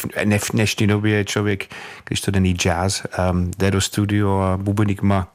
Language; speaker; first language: Czech; non-native, fluent; English